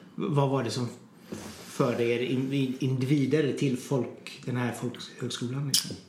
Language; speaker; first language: Swedish; native; Swedish